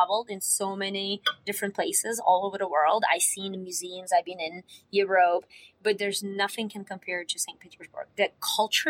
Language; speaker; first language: English; non-native, fluent; Russian